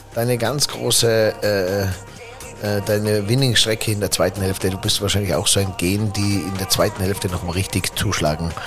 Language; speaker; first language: German; native; German